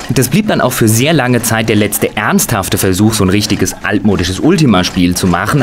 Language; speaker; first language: German; native; German